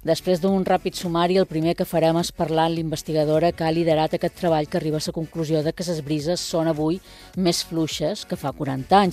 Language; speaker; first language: Catalan; native; Catalan